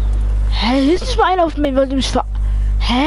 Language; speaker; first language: German; native; German